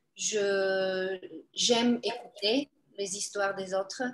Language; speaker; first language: French; non-native, fluent; Bulgarian